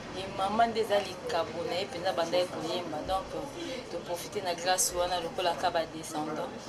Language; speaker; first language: Lingala; native; Lingala